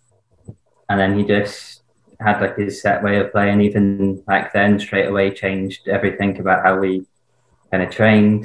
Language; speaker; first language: English; native; English